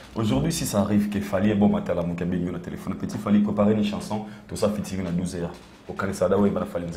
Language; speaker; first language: French; non-native, local second language; Lingala